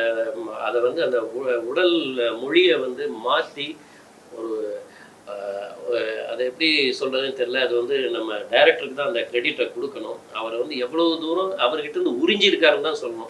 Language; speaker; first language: Tamil; native; Tamil